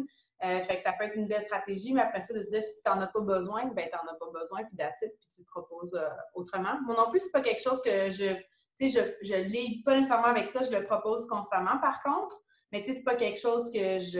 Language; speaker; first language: French; native; French